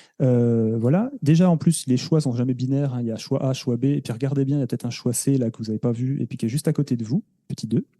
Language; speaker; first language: French; native; French